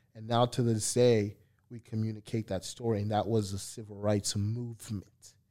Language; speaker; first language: English; early bilingual, other home language; Haitian Creole